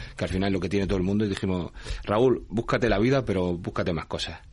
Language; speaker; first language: Spanish; native; Spanish